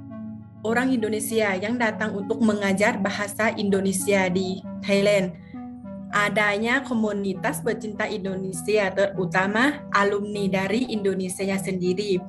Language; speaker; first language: Indonesian; non-native, fluent; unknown